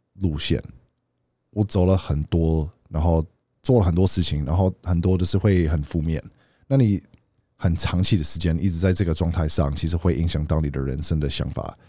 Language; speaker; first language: Chinese; native; Chinese